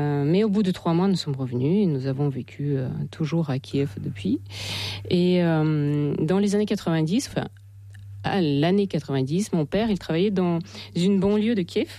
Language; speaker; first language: French; non-native, fluent; Russian